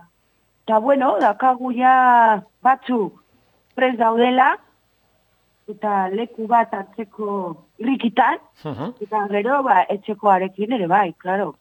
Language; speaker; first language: Basque; non-native, local second language; Spanish